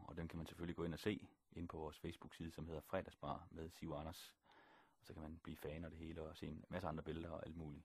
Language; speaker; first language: Danish; native; Danish